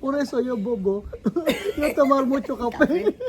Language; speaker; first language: Spanish; non-native, learner; Filipino